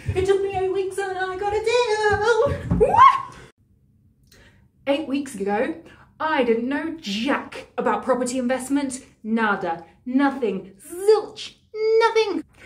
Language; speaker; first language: English; native; English